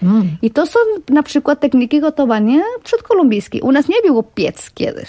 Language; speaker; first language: Polish; non-native, fluent; Spanish